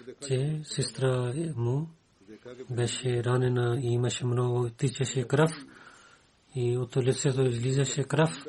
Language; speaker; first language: Bulgarian; non-native, learner; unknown